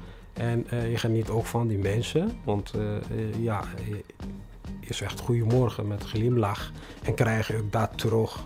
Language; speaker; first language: Dutch; non-native, fluent; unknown